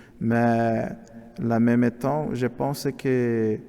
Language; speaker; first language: French; non-native, learner; Portuguese